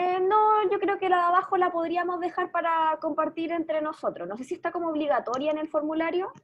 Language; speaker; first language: Spanish; native; Spanish